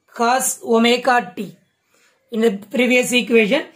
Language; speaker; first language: English; non-native, local second language; Tamil